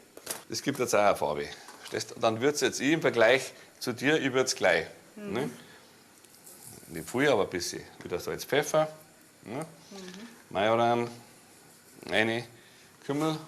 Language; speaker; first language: German; native; German